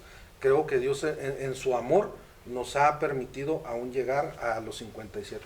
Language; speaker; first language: Spanish; native; Spanish